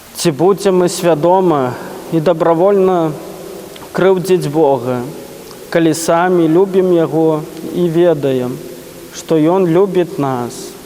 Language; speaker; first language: Belarusian; native; Belarusian